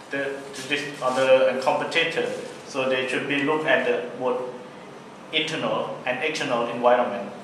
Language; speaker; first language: English; non-native, learner; Thai